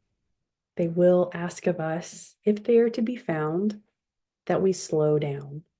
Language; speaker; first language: English; native; English